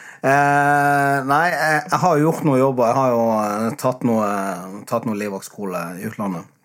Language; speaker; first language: Norwegian; native; Norwegian